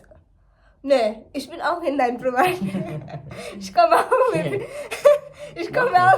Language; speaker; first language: German; non-native, learner; Malayalam